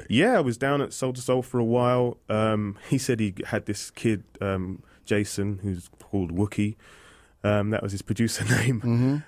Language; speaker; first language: English; native; English